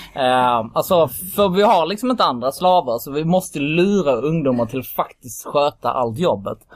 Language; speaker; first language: Swedish; early bilingual, other home language; Kurdish